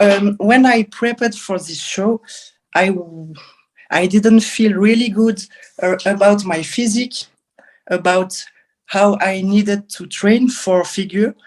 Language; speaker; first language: English; non-native, learner; French